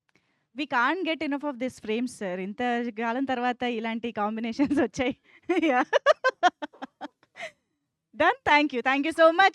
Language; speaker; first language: Telugu; native; Telugu